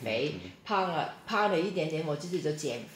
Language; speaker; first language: Chinese; non-native, local second language; Cantonese